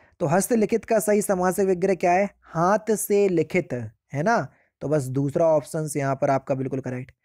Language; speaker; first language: Hindi; native; Hindi